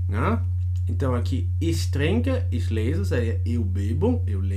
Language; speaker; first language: Portuguese; non-native, fluent; German